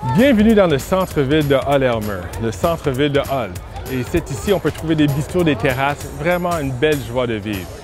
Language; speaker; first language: French; native; French